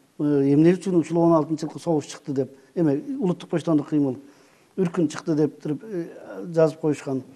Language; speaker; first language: Kyrgyz; native; Kyrgyz